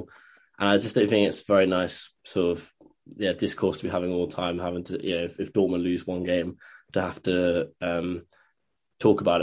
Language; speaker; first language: English; native; English